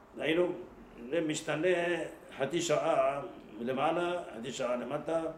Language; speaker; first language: Hebrew; native; Hebrew